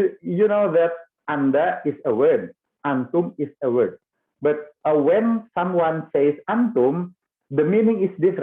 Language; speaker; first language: English; non-native, fluent; Indonesian